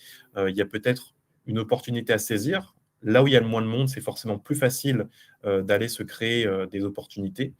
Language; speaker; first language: French; native; French